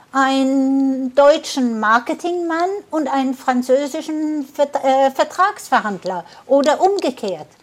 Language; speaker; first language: German; early bilingual, heritage; German